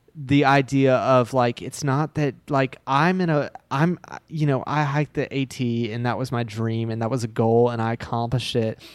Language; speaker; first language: English; native; English